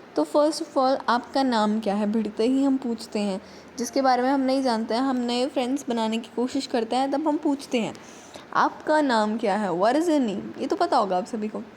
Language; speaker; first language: Hindi; native; Hindi